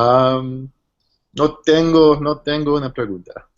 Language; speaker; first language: Spanish; non-native, learner; English